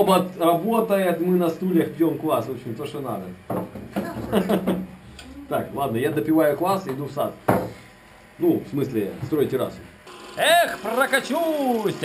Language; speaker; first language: Russian; native; Russian